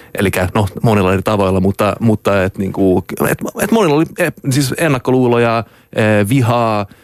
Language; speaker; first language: Finnish; early bilingual, heritage; Finnish